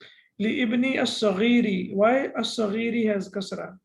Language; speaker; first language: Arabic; non-native, fluent; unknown